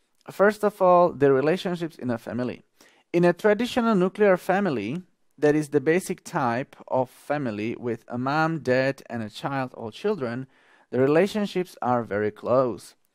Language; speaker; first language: English; non-native, fluent; Slovak